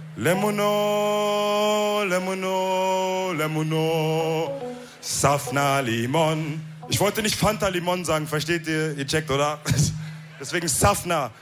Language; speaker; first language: German; early bilingual, other home language; Wolof